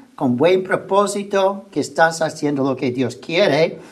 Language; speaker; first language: Spanish; non-native, fluent; English